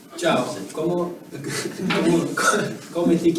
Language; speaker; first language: Italian; non-native, learner; German